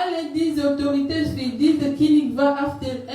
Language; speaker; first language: German; non-native, learner; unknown